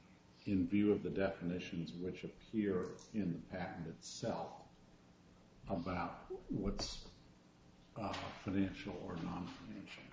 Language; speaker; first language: English; native; English